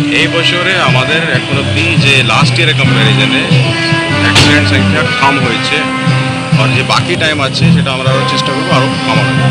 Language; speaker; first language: Bangla; non-native, fluent; Hindi